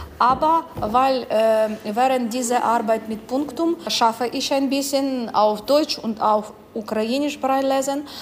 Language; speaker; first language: German; non-native, learner; Ukrainian